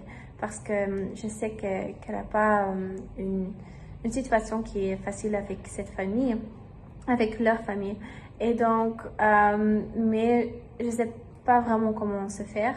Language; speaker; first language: French; non-native, learner; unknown